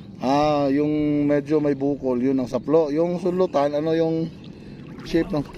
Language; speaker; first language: Filipino; non-native, local second language; Cebuano